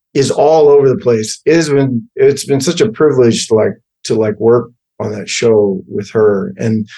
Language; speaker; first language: English; native; English